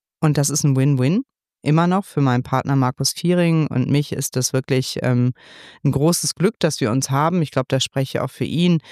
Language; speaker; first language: German; native; German